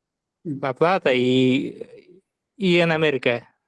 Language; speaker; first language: Spanish; non-native, learner; Russian